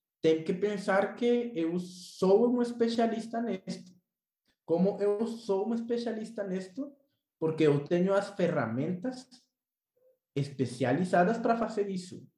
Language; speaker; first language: Portuguese; non-native, learner; Spanish